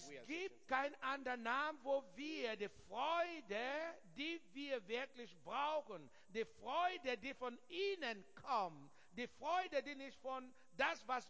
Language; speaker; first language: German; non-native, learner; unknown